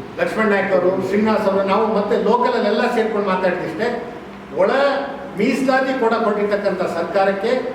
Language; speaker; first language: Kannada; non-native, local second language; Lambadi